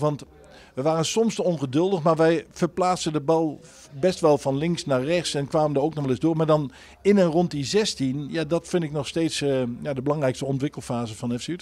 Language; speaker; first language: Dutch; native; Dutch